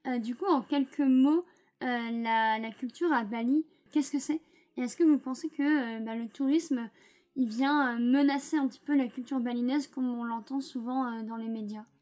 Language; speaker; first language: French; native; French